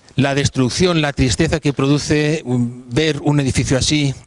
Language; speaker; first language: Spanish; native; Spanish